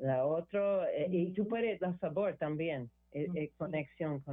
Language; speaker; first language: Spanish; non-native, learner; English